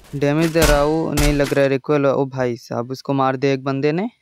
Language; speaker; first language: Hindi; non-native, local second language; Bangla